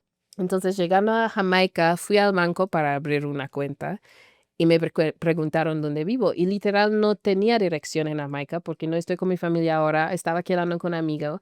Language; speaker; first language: Spanish; non-native, fluent; English